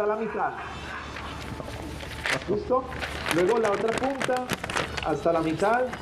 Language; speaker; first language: Spanish; native; Spanish